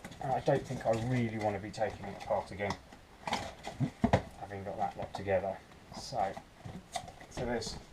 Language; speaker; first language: English; native; English